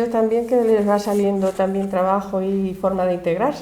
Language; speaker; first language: Spanish; native; Spanish